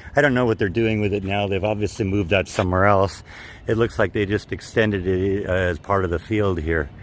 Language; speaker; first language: English; native; English